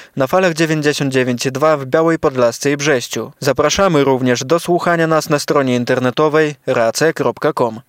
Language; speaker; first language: Polish; non-native, local second language; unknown